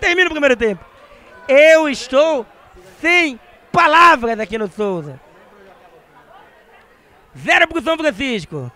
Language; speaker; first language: Portuguese; native; Portuguese